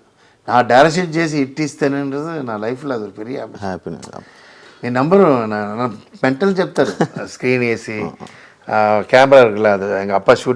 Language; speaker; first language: Telugu; non-native, learner; Tamil